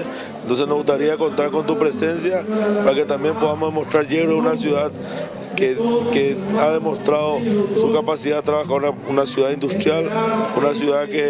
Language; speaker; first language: Spanish; native; Spanish